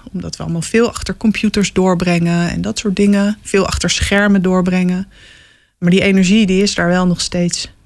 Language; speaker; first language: Dutch; native; Dutch